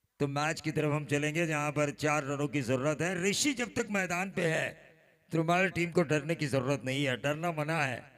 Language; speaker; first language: Hindi; non-native, local second language; Marathi